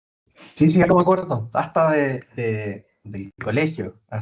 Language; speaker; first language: Spanish; native; Spanish